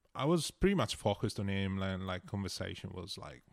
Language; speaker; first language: English; non-native, fluent; Italian